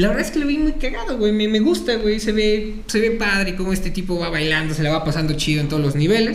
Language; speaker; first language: Spanish; native; Spanish